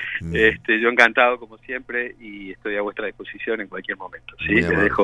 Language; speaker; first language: Spanish; native; Spanish